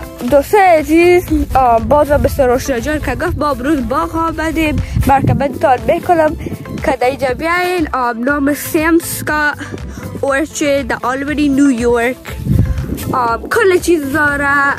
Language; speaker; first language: Persian; early bilingual, heritage; Persian